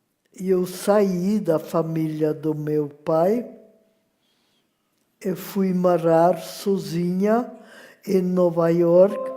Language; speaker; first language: Portuguese; non-native, fluent; French